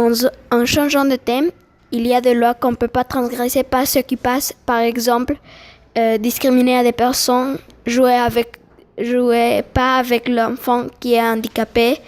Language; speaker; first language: French; non-native, learner; Spanish